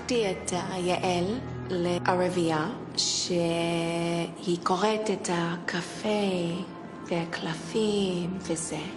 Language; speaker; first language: Hebrew; non-native, fluent; English